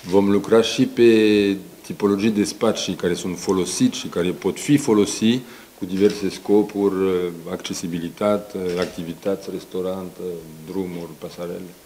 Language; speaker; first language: Romanian; non-native, fluent; French